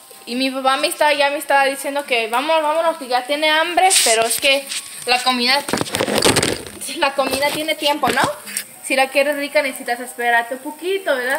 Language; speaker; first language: Spanish; early bilingual, other home language; English